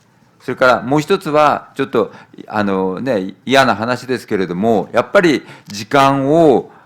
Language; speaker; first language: Japanese; native; Japanese